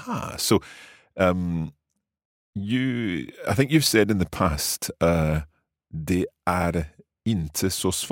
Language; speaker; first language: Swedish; non-native, learner; English